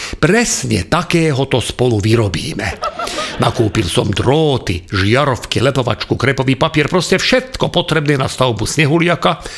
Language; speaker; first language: Slovak; non-native, local second language; Hungarian